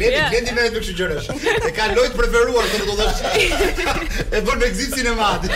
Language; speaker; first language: Albanian; native; Albanian